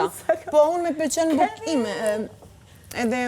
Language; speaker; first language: Albanian; early bilingual, heritage; Albanian